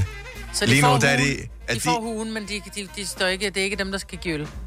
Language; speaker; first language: Danish; native; Danish